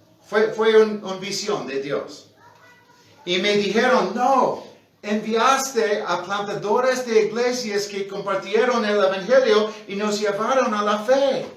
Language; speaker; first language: Spanish; non-native, fluent; English